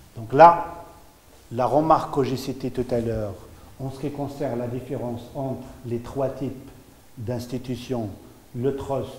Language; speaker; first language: French; non-native, local second language; Arabic